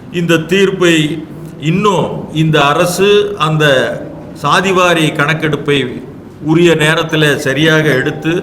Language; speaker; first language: Tamil; native; Tamil